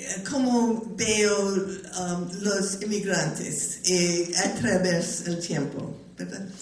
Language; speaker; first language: Spanish; non-native, learner; English